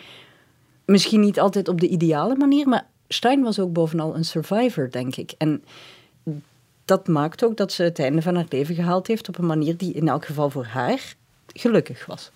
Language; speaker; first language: Dutch; native; Dutch